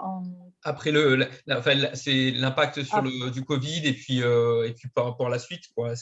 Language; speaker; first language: French; native; French